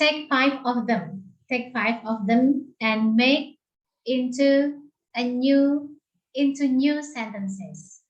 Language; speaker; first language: English; non-native, fluent; Indonesian